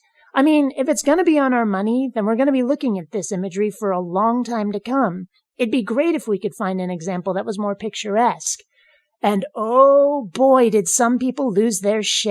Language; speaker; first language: English; native; English